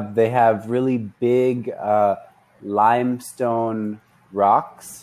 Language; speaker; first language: English; native; English